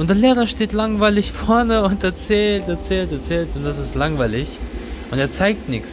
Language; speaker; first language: German; non-native, learner; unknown